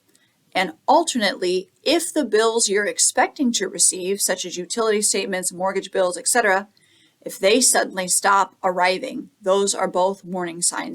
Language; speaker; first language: English; native; English